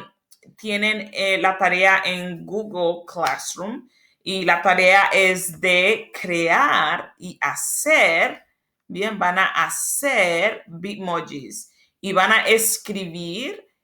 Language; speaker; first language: Spanish; non-native, fluent; English